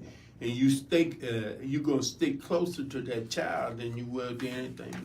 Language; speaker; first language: English; native; English